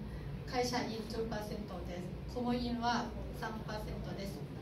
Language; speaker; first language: Japanese; non-native, learner; Thai